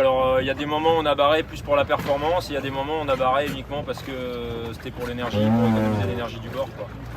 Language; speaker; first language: French; native; French